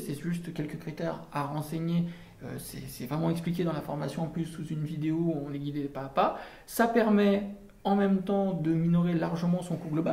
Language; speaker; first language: French; native; French